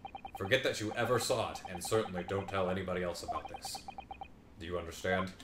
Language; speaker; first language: English; native; English